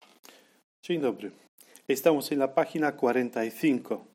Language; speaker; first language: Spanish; non-native, fluent; Polish